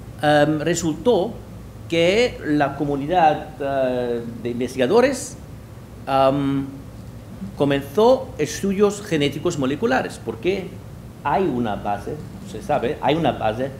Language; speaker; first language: Spanish; non-native, fluent; German